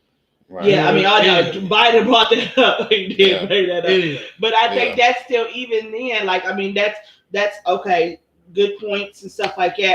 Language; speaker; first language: English; native; English